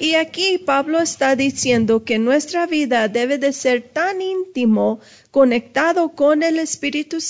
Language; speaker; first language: Spanish; early bilingual, heritage; Spanish